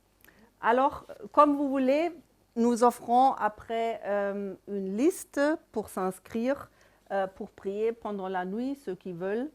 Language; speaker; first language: French; non-native, fluent; German